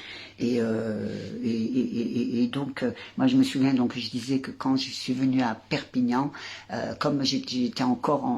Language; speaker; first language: French; native; French